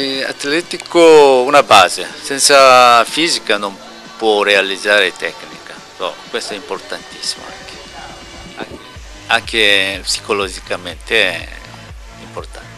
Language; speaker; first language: Italian; non-native, learner; Korean